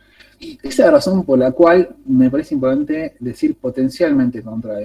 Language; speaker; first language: Spanish; native; Spanish